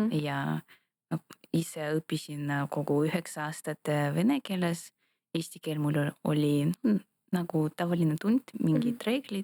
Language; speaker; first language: Estonian; non-native, local second language; Russian